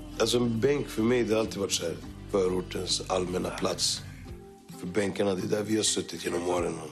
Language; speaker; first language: Swedish; native; Swedish